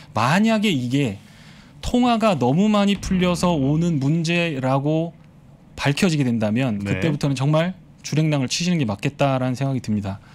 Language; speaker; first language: Korean; native; Korean